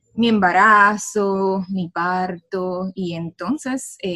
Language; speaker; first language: Spanish; native; Spanish